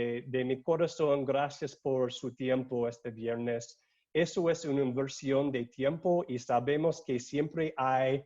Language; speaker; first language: Spanish; non-native, learner; English